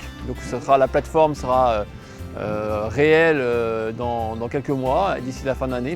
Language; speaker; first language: French; native; French